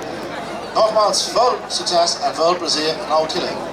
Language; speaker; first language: Dutch; native; Dutch